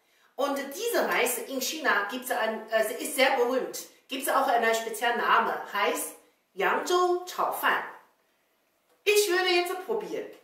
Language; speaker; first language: German; non-native, learner; Chinese